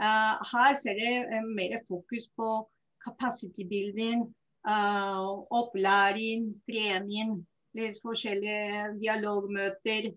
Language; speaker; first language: Norwegian; non-native, fluent; Spanish